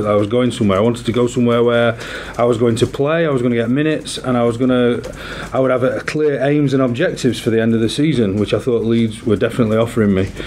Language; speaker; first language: English; native; English